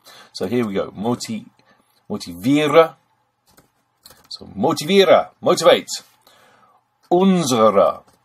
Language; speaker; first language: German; non-native, fluent; English